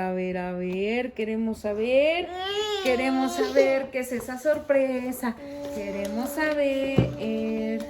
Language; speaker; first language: Spanish; native; Spanish